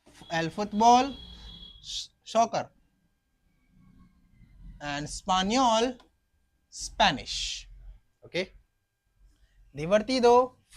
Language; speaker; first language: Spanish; non-native, fluent; Hindi